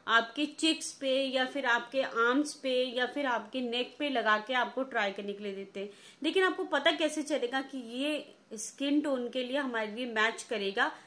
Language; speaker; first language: Hindi; native; Hindi